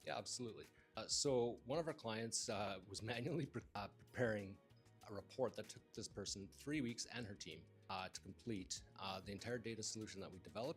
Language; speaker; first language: English; native; English